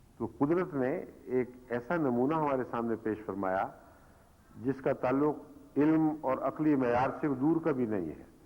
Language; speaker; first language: Urdu; native; Urdu